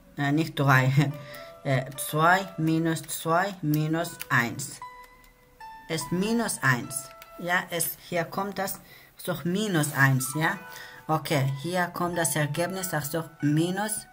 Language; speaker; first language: German; non-native, learner; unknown